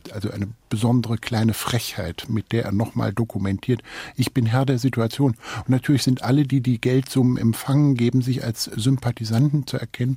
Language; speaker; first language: German; native; German